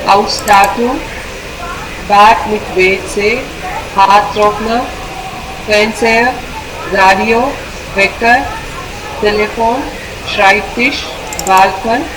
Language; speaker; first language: German; non-native, learner; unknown